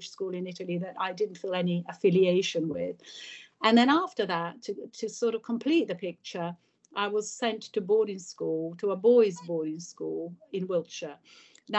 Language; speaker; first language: English; early bilingual, other home language; Italian